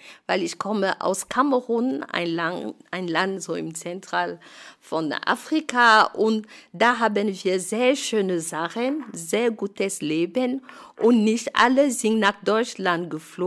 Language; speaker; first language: German; non-native, fluent; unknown